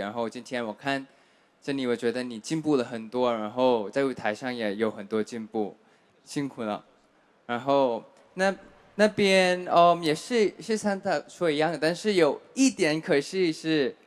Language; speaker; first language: Chinese; non-native, learner; Thai